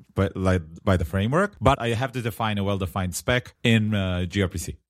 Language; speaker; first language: English; non-native, fluent; Hebrew